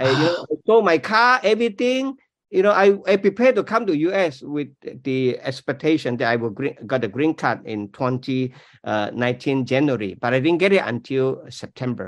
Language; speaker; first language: English; non-native, local second language; Min Nan Chinese